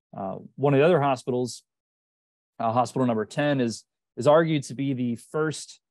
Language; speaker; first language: English; native; English